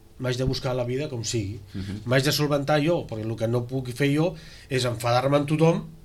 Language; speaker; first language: Catalan; native; Catalan